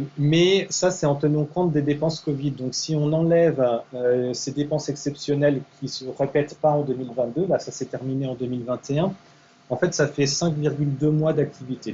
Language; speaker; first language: French; native; French